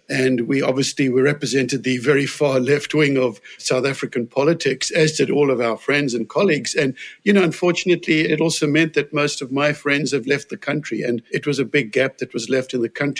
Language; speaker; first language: English; native; English